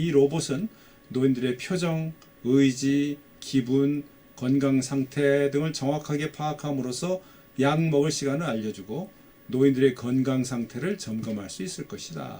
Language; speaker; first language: Korean; native; Korean